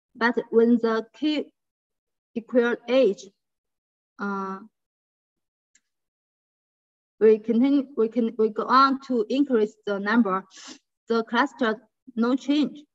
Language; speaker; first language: English; non-native, fluent; Chinese